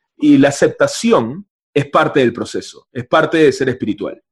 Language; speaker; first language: Spanish; native; Spanish